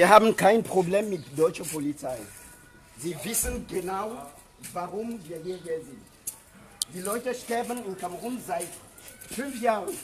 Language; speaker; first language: German; non-native, learner; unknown